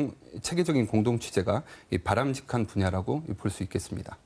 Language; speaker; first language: Korean; native; Korean